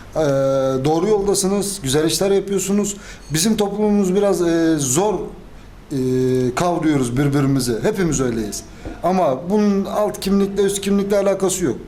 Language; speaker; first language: Turkish; native; Turkish